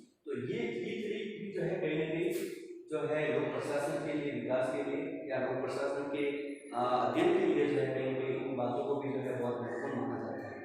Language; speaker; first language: Hindi; native; Hindi